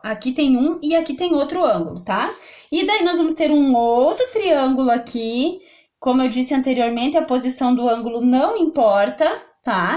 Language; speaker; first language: Portuguese; native; Portuguese